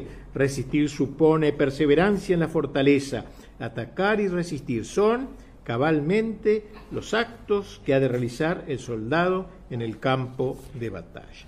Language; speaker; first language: Spanish; native; Spanish